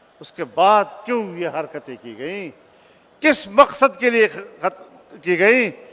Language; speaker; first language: Urdu; non-native, local second language; Pashto